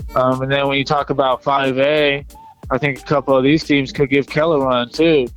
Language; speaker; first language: English; native; English